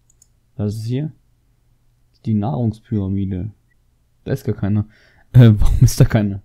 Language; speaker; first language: German; native; German